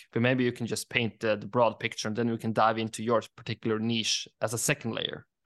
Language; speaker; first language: English; non-native, fluent; Norwegian